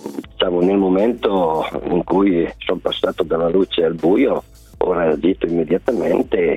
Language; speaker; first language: Italian; native; Italian